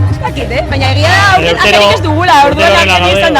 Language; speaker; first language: Basque; non-native, local second language; Spanish